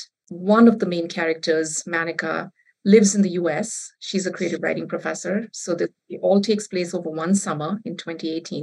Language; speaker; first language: English; non-native, local second language; Bangla